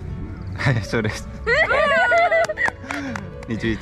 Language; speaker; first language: Japanese; non-native, fluent; Indonesian